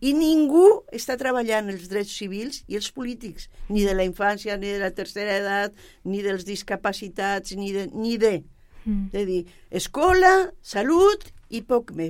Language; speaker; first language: Catalan; non-native, local second language; Spanish